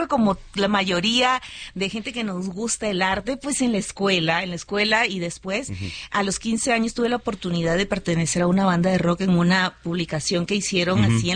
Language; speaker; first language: Spanish; native; Spanish